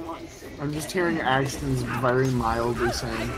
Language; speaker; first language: English; native; English